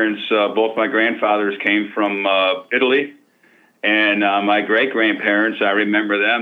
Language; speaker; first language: English; native; English